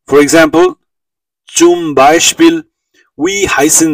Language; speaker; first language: German; non-native, learner; Nepali